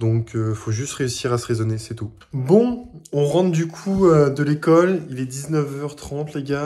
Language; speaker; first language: French; native; French